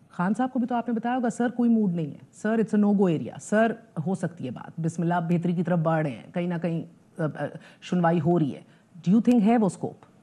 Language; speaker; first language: Urdu; native; Urdu